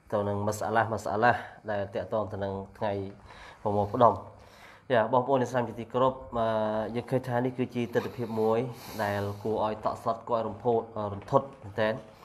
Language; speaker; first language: Khmer; non-native, local second language; Eastern Cham